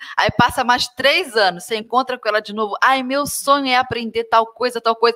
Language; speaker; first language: Portuguese; native; Portuguese